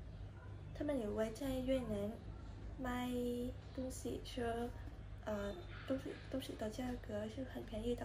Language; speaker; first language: Chinese; non-native, learner; Vietnamese